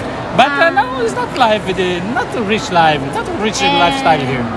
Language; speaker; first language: English; non-native, learner; Portuguese